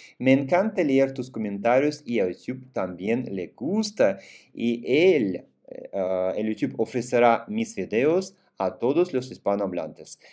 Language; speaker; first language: Spanish; non-native, fluent; Russian